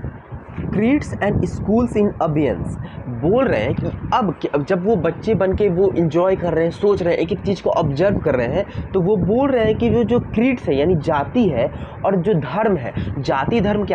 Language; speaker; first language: Hindi; native; Hindi